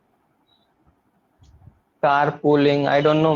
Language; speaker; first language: English; non-native, learner; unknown